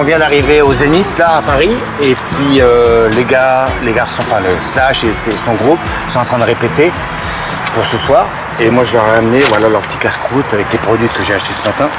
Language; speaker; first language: French; native; French